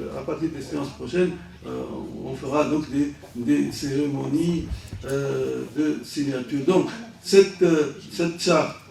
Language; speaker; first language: French; non-native, local second language; Arabic